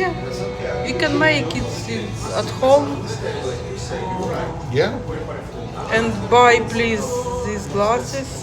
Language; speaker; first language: English; non-native, learner; Ukrainian